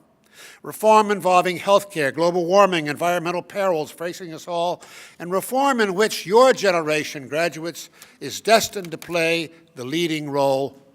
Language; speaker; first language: English; native; English